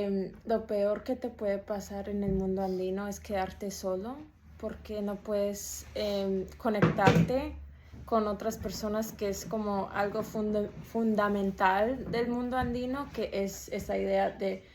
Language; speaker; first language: Spanish; early bilingual, heritage; Spanish